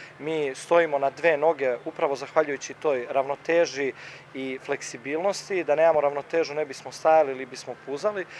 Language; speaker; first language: Serbian; native; Serbian